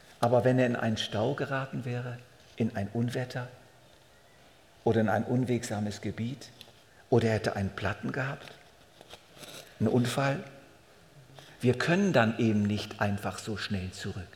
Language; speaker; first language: German; native; German